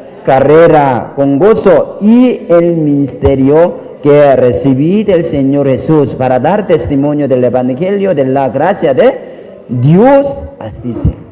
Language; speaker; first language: Spanish; non-native, learner; Korean